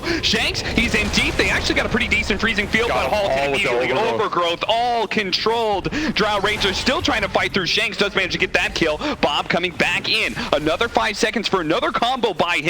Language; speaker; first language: English; native; English